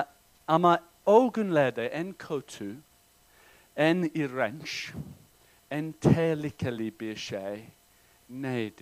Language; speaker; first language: Turkish; non-native, fluent; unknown